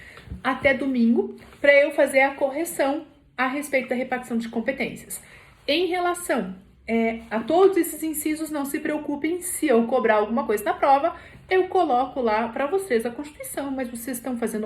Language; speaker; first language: Portuguese; native; Portuguese